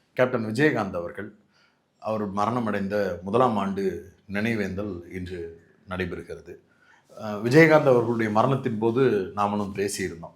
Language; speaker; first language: Tamil; native; Tamil